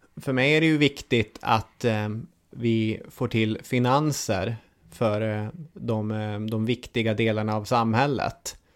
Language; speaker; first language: Swedish; native; Swedish